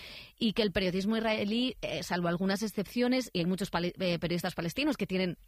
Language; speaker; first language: Spanish; native; Spanish